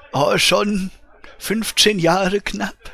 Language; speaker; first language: German; native; German